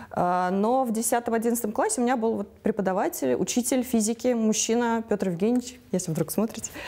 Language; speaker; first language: Russian; native; Russian